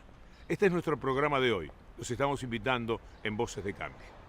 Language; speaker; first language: Spanish; native; Spanish